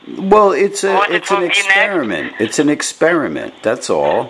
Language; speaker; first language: English; native; English